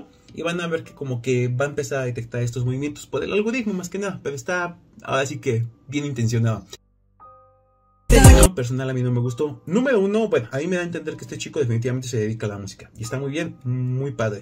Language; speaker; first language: Spanish; native; Spanish